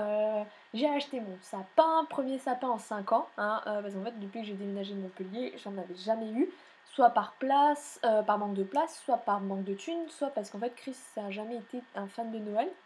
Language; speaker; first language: French; native; French